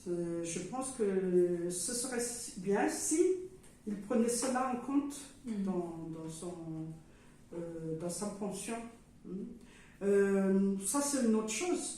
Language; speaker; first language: French; non-native, local second language; Malagasy